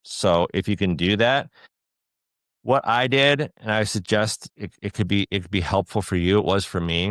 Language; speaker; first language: English; native; English